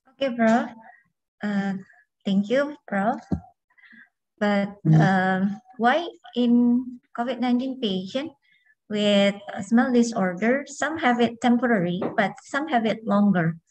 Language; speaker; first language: English; non-native, fluent; Indonesian